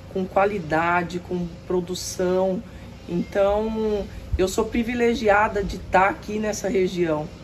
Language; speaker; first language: Portuguese; native; Portuguese